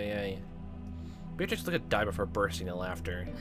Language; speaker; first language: English; native; English